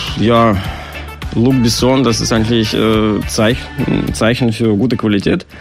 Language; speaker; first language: German; non-native, fluent; Russian